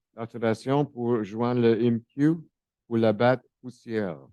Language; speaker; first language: French; non-native, local second language; English